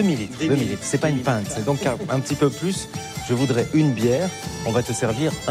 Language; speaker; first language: French; native; French